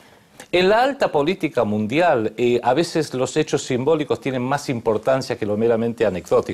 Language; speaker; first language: Spanish; native; Spanish